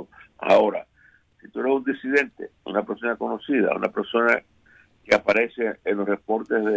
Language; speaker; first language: Spanish; native; Spanish